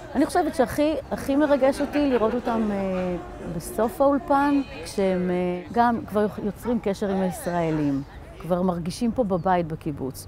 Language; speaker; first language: Hebrew; native; Hebrew